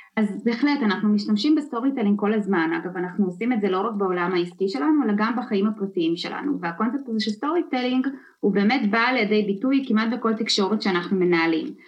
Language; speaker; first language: Hebrew; early bilingual, other home language; Russian